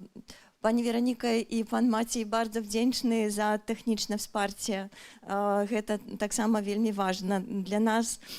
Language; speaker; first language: Polish; non-native, fluent; Belarusian